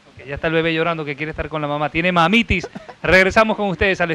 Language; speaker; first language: Spanish; native; Spanish